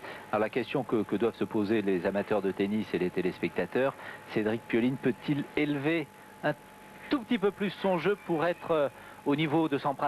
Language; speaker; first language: French; native; French